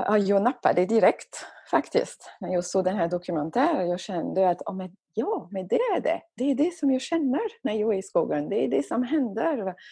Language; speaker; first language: Swedish; non-native, fluent; French